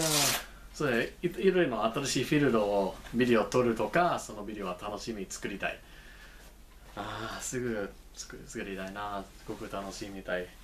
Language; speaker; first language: Japanese; non-native, learner; English